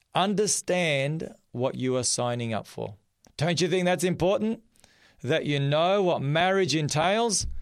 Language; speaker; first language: English; early bilingual, other home language; Macedonian